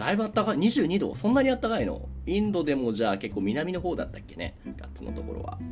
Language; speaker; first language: Japanese; native; Japanese